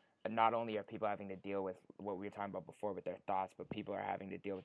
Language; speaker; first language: English; native; English